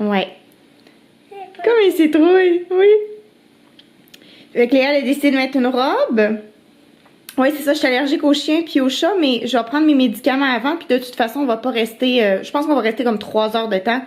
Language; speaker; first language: French; native; French